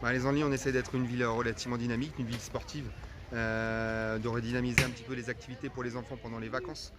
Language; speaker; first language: French; native; French